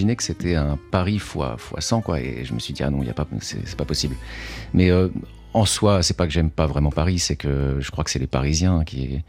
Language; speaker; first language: French; native; French